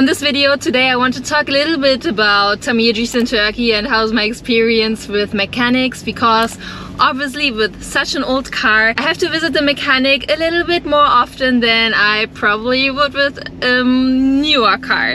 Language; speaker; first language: English; non-native, fluent; German